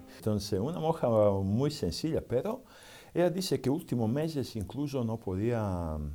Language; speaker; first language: Spanish; non-native, fluent; Serbian